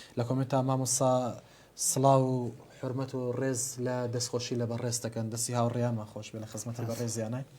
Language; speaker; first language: Central Kurdish; native; Central Kurdish